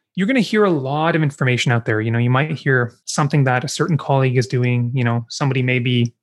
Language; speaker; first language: English; native; English